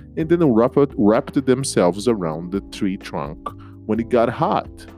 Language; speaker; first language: English; non-native, fluent; Portuguese